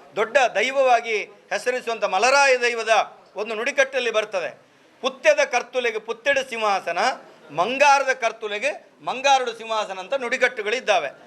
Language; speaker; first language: Kannada; non-native, local second language; Tulu